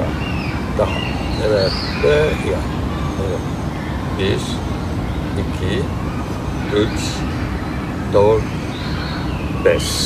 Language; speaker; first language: Turkish; non-native, learner; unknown